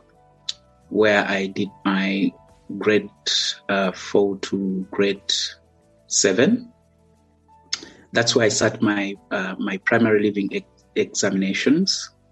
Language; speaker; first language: English; non-native, local second language; Ganda